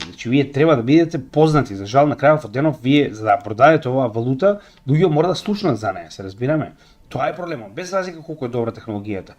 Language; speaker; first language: Macedonian; native; Macedonian